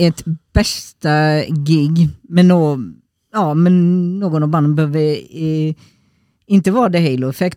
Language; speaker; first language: Swedish; native; Swedish